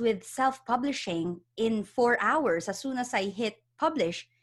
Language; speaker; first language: English; non-native, local second language; Filipino